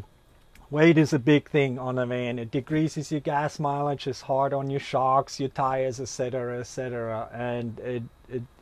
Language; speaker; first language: English; non-native, fluent; German